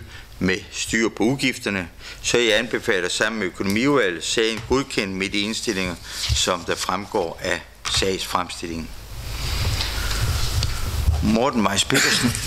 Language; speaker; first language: Danish; native; Danish